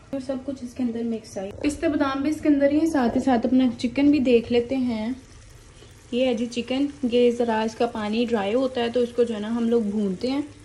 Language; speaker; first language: Urdu; native; Urdu